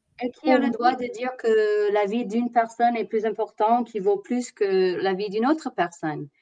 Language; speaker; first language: French; non-native, fluent; English